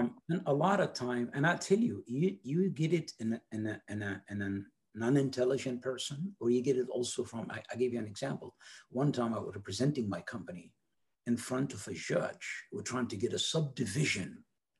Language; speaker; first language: English; non-native, fluent; Arabic